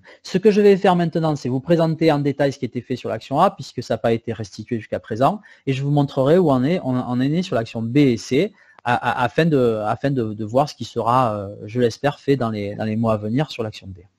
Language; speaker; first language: French; native; French